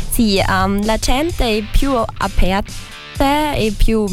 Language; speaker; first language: Italian; non-native, learner; German